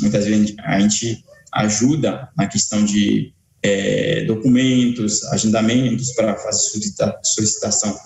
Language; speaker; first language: Portuguese; non-native, fluent; Haitian Creole